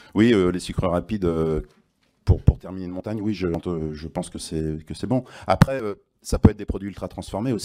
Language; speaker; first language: French; native; French